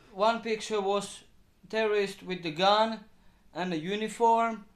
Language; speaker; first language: English; non-native, learner; Finnish